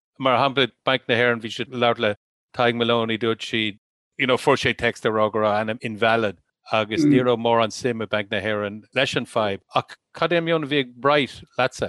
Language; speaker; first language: Irish; non-native, local second language; English